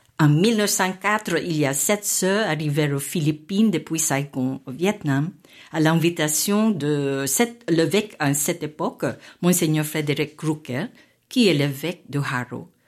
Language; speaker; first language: French; non-native, fluent; Filipino